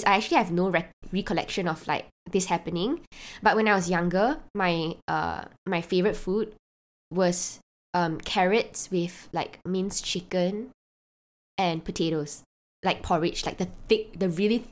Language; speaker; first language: English; non-native, local second language; Chinese